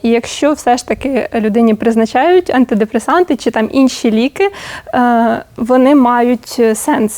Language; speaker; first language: Ukrainian; native; Ukrainian